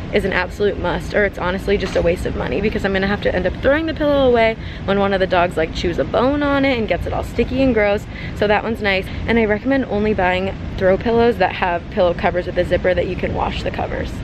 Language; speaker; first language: English; native; English